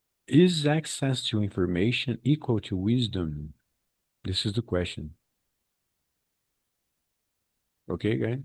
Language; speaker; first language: English; non-native, fluent; Portuguese